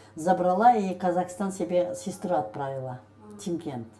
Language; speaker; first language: Russian; non-native, local second language; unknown